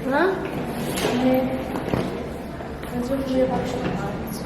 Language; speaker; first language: German; early bilingual, other home language; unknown